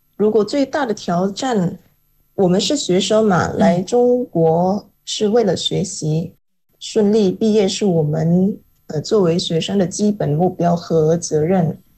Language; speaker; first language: Chinese; non-native, fluent; Indonesian